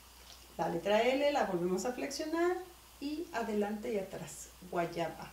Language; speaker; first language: Spanish; native; Spanish